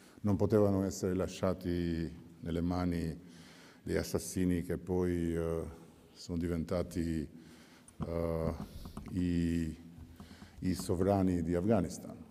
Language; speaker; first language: Italian; non-native, fluent; Albanian